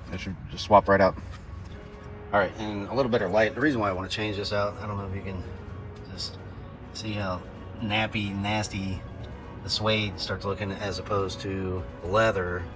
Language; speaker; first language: English; native; English